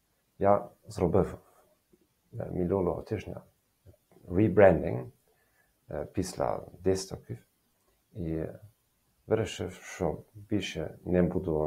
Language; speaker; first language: Ukrainian; non-native, learner; German